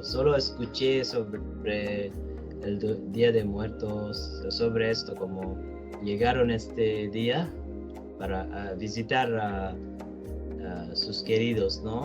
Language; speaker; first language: Spanish; non-native, learner; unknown